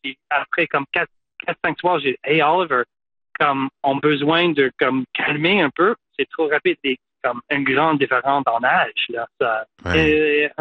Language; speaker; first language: French; non-native, fluent; English